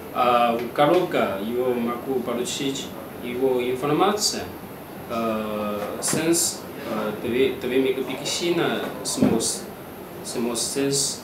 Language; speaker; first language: Russian; non-native, learner; Chinese